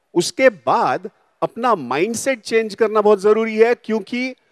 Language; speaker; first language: Hindi; non-native, local second language; Marathi